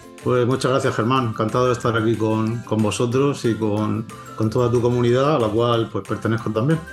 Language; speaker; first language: Spanish; native; Spanish